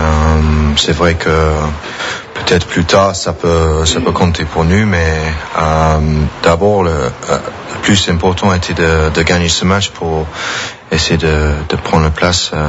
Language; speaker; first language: French; non-native, fluent; English